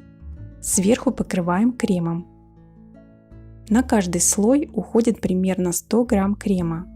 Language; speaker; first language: Russian; native; Russian